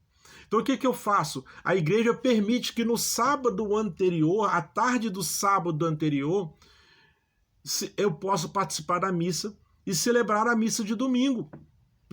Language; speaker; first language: Portuguese; native; Portuguese